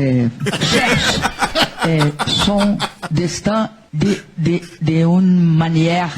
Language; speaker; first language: French; non-native, learner; Portuguese